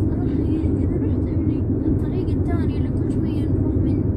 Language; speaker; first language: Arabic; native; Arabic